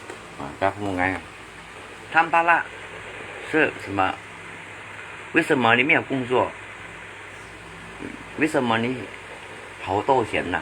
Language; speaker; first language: Chinese; non-native, learner; Hakka Chinese